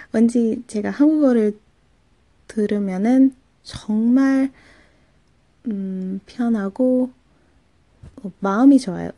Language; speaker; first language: Korean; non-native, fluent; English